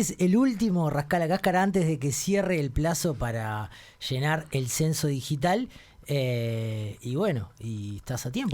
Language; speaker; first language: Spanish; native; Spanish